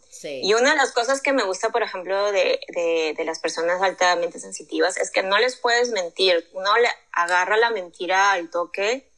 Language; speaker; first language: Spanish; native; Spanish